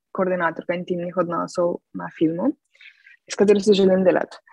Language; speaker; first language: Slovenian; native; Slovenian